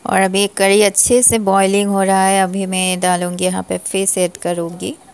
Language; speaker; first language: Hindi; non-native, local second language; Assamese